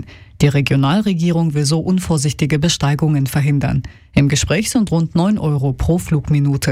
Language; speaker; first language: German; native; German